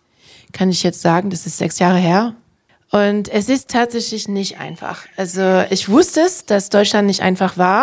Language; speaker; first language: German; non-native, fluent; French